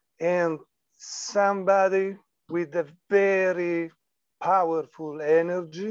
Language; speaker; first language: English; non-native, learner; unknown